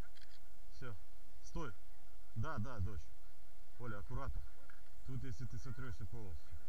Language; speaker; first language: Russian; native; Russian